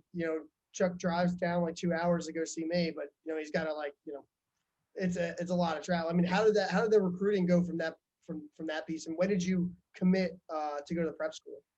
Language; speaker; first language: English; native; English